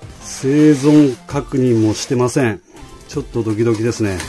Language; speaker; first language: Japanese; native; Japanese